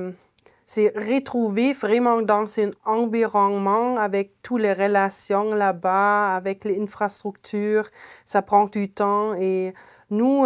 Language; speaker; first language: French; non-native, fluent; German